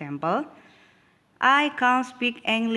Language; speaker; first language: English; non-native, local second language; Indonesian